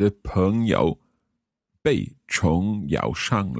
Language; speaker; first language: Chinese; non-native, learner; English